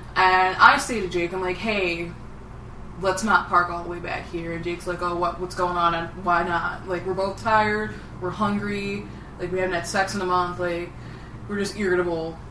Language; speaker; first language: English; native; English